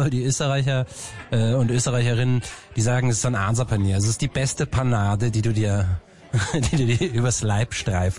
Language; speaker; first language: German; native; German